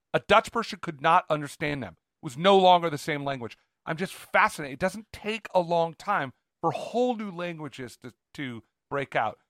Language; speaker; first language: English; native; English